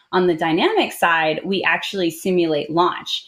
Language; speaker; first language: English; native; English